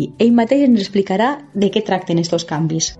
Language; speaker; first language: Catalan; native; Catalan